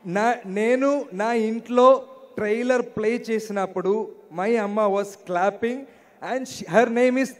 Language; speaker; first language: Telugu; non-native, learner; Malayalam